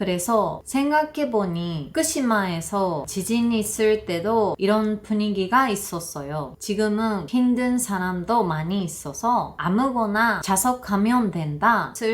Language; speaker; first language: Korean; non-native, learner; Japanese